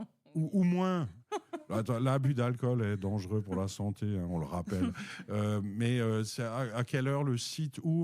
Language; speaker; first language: French; native; French